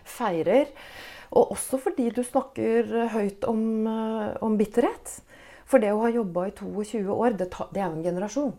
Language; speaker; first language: Norwegian; native; Norwegian